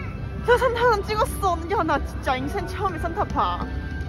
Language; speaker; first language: Korean; non-native, learner; Chinese